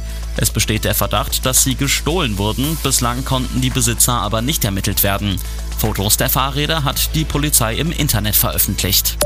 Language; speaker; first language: German; native; German